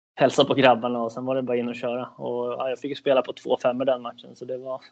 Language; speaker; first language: Swedish; native; Swedish